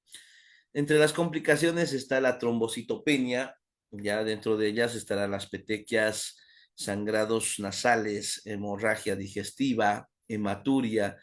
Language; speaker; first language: Spanish; native; Spanish